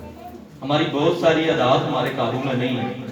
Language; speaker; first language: Urdu; native; Urdu